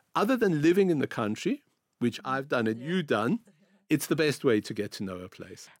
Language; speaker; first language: English; native; English